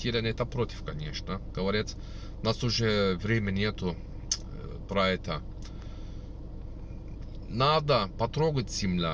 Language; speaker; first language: Russian; non-native, learner; Turkish